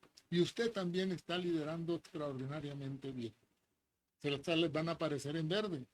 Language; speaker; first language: Spanish; native; Spanish